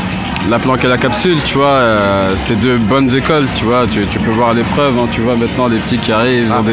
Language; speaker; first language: French; native; French